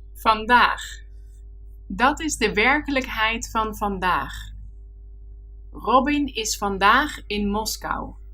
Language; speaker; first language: Dutch; non-native, fluent; Spanish